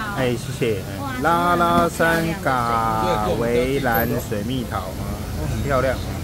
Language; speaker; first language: Chinese; native; Chinese